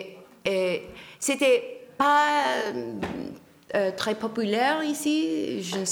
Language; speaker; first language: French; non-native, learner; English